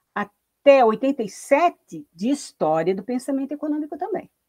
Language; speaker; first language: Portuguese; native; Portuguese